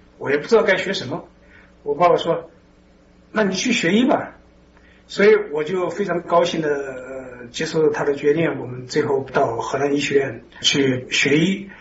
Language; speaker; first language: Chinese; native; Chinese